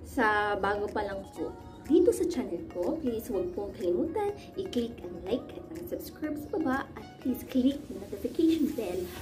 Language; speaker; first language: Filipino; non-native, local second language; Cebuano